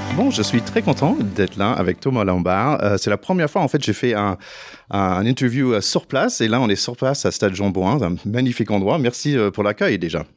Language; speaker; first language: French; non-native, fluent; English